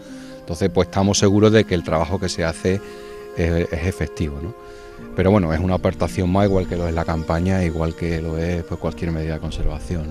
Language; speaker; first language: Spanish; native; Spanish